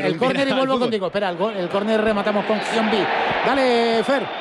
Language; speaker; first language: Spanish; native; Spanish